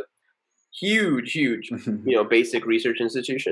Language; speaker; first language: English; early bilingual, other home language; Spanish